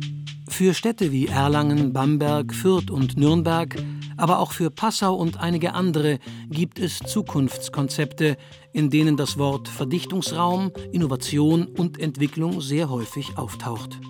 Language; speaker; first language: German; native; German